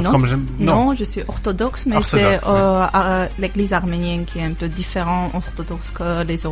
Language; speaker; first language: French; non-native, learner; Armenian